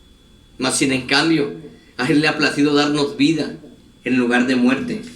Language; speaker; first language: Spanish; native; Spanish